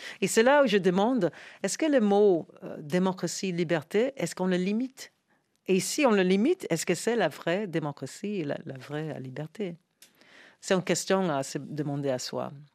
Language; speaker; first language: French; non-native, fluent; English